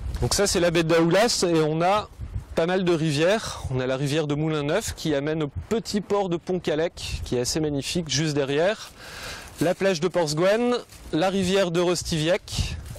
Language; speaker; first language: French; native; French